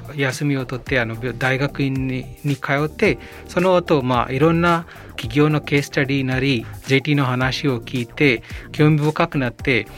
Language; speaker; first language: Japanese; non-native, fluent; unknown